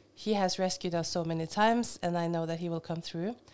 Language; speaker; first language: English; non-native, fluent; Norwegian